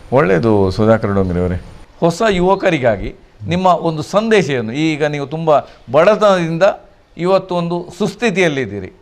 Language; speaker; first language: Kannada; native; Kannada